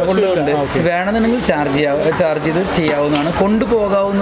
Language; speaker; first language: Malayalam; native; Malayalam